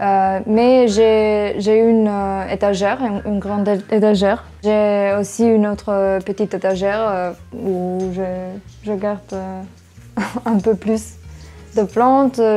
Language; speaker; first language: French; non-native, fluent; English